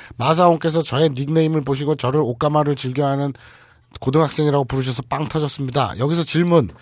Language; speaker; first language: Korean; native; Korean